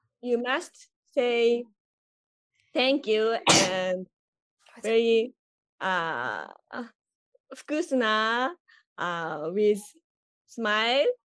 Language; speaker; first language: English; non-native, learner; Japanese